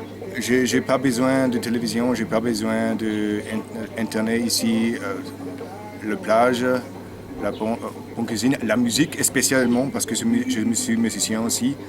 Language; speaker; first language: French; non-native, learner; German